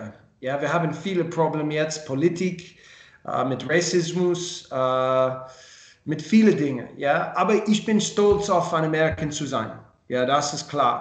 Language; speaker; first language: German; non-native, learner; English